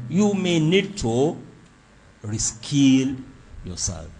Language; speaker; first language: English; non-native, local second language; Yoruba